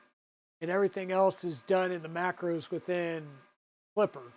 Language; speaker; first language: English; native; English